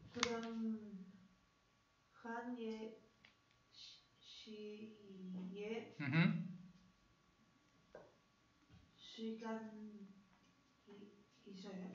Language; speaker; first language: Korean; non-native, learner; Spanish